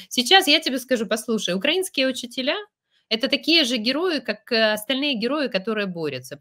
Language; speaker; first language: Russian; native; Russian